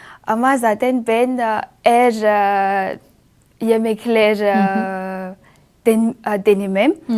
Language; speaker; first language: Turkish; non-native, learner; Malagasy